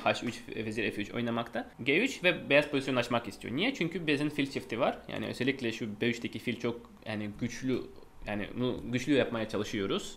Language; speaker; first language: Turkish; non-native, fluent; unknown